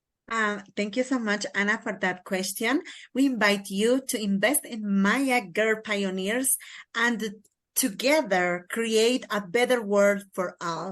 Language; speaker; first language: English; non-native, learner; Kaqchikel